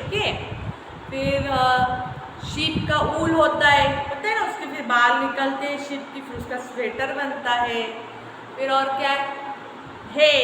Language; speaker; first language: Hindi; non-native, local second language; Marathi